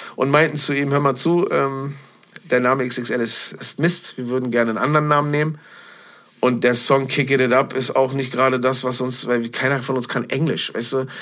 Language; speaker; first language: German; native; German